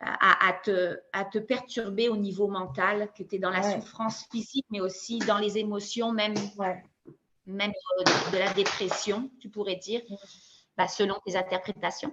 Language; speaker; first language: French; native; French